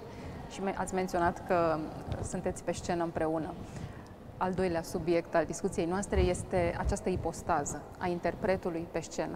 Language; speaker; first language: Romanian; native; Romanian